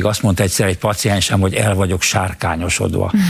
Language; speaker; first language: Hungarian; native; Hungarian